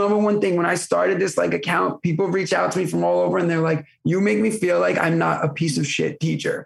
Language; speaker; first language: English; native; English